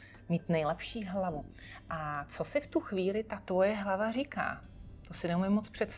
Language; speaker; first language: Czech; native; Czech